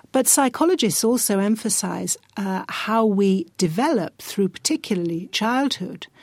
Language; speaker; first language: English; native; English